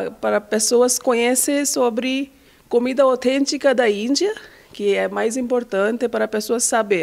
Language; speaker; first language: Portuguese; non-native, learner; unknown